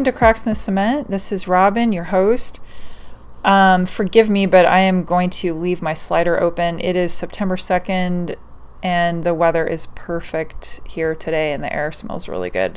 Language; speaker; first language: English; native; English